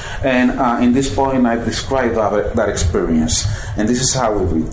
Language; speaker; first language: English; non-native, fluent; Spanish